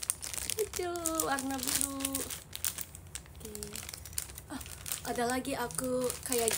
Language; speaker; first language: Indonesian; non-native, learner; Japanese